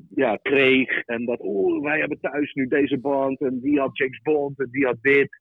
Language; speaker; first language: Dutch; early bilingual, other home language; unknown